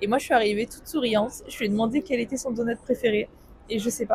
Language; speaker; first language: French; native; French